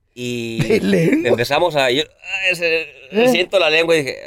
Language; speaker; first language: Spanish; native; Spanish